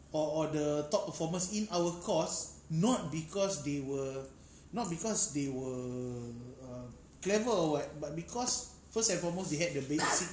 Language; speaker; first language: English; native; English